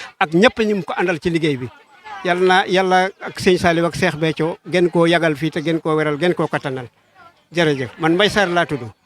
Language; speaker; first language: Wolof; native; Wolof